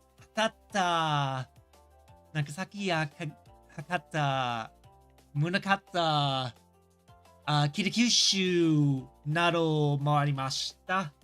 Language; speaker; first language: Japanese; non-native, learner; English